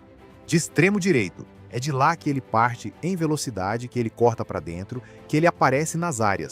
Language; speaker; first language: Portuguese; native; Portuguese